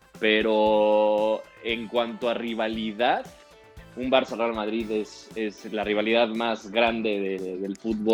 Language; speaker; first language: Spanish; native; Spanish